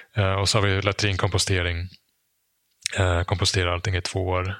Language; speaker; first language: Swedish; non-native, fluent; German